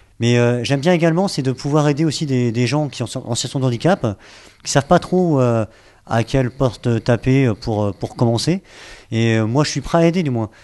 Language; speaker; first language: French; native; French